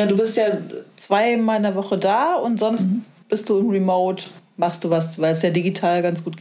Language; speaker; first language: German; native; German